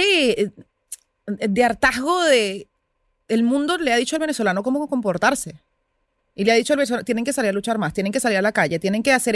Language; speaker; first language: Spanish; native; Spanish